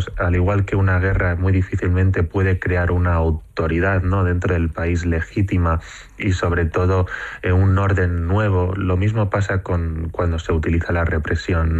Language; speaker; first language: Spanish; native; Spanish